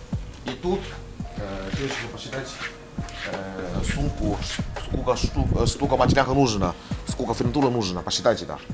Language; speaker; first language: Russian; non-native, learner; Chinese